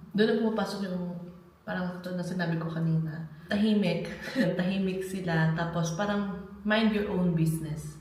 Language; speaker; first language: Filipino; native; Filipino